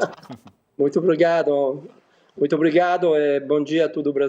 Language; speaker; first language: Portuguese; non-native, fluent; Italian